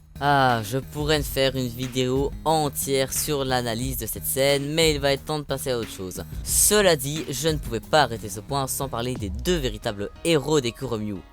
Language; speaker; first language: French; native; French